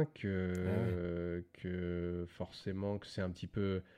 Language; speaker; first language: French; native; French